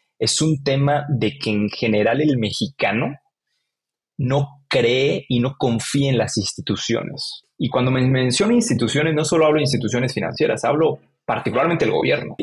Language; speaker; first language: Spanish; native; Spanish